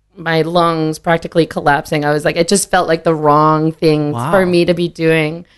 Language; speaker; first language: English; native; English